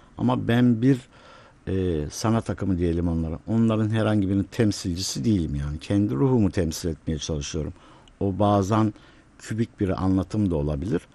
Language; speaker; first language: Turkish; native; Turkish